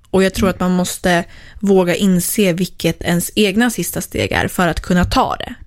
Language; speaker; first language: Swedish; native; Swedish